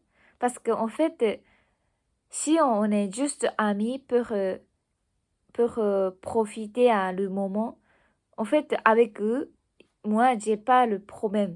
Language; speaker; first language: French; non-native, learner; Japanese